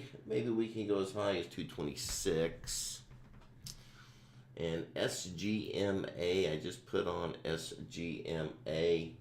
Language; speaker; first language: English; native; English